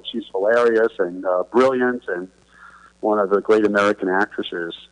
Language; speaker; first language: English; native; English